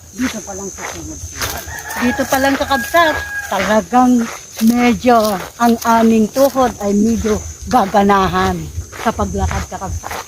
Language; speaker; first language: Filipino; non-native, local second language; Iloko